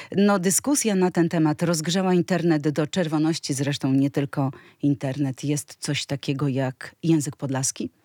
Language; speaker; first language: Polish; native; Polish